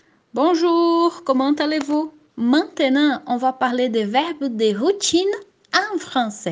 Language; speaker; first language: French; non-native, fluent; Portuguese